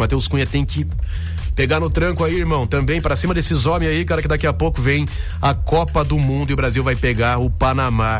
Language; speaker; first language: Portuguese; native; Portuguese